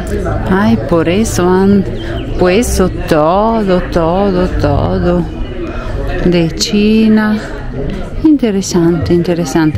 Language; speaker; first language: Spanish; non-native, fluent; Italian